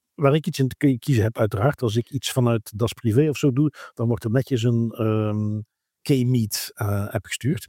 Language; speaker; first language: Dutch; native; Dutch